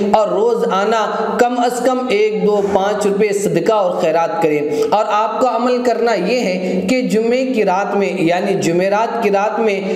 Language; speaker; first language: Urdu; native; Urdu